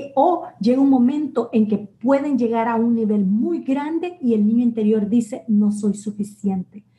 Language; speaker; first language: Spanish; native; Spanish